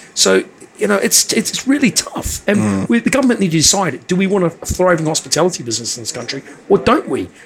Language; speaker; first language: English; native; English